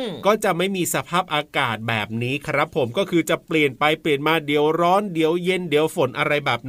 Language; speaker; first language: Thai; native; Thai